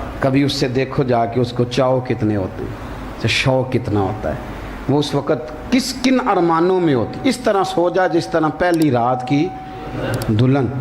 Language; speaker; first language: Urdu; non-native, local second language; Punjabi